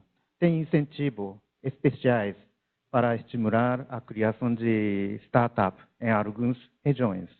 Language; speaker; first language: Portuguese; non-native, learner; Japanese